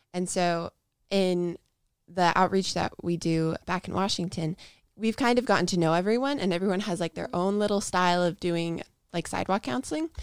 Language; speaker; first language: English; native; English